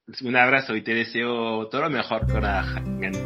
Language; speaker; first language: Spanish; non-native, fluent; French